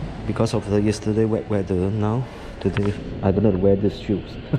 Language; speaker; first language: English; non-native, local second language; Chinese